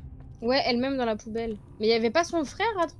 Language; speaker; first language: French; native; French